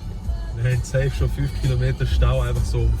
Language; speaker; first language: German; native; German